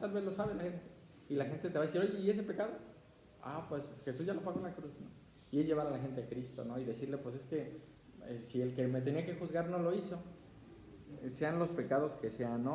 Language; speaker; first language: Spanish; native; Spanish